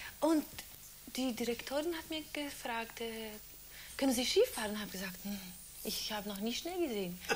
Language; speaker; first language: German; non-native, fluent; Portuguese